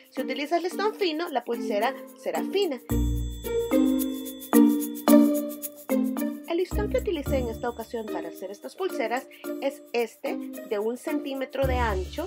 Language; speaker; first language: Spanish; native; Spanish